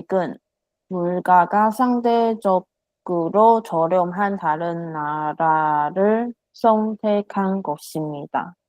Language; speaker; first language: Korean; non-native, learner; Chinese